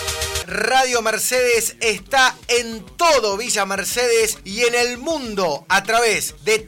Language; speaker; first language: Spanish; native; Spanish